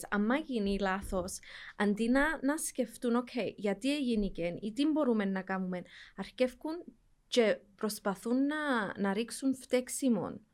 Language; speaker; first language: Greek; early bilingual, heritage; Greek